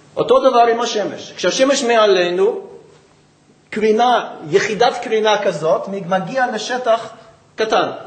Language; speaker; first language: Hebrew; non-native, fluent; English